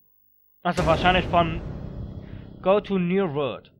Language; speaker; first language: German; native; German